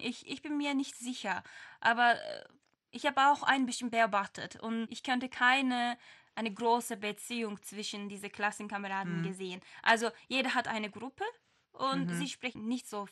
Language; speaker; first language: German; non-native, learner; Turkish